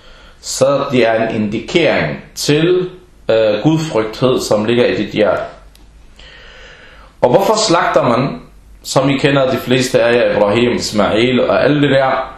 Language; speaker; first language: Danish; early bilingual, other home language; Arabic